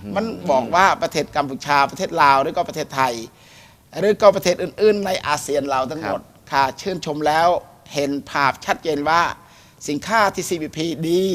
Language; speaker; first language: Thai; non-native, fluent; Khmer